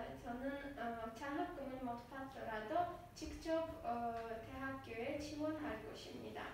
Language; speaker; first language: Korean; non-native, learner; Azerbaijani